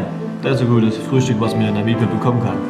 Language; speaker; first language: German; native; German